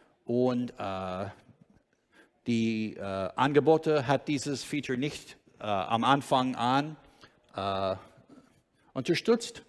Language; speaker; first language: German; non-native, learner; English